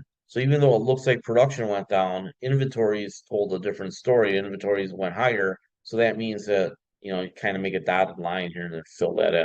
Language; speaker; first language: English; native; English